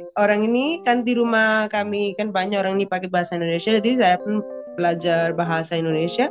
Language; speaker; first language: Indonesian; non-native, fluent; Punjabi